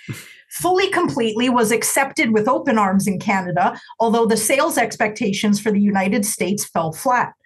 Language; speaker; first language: English; native; English